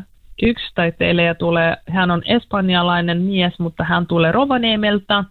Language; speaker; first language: Finnish; non-native, learner; Russian